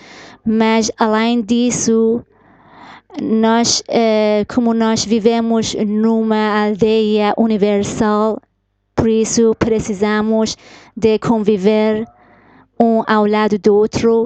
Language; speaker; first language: Portuguese; non-native, fluent; Persian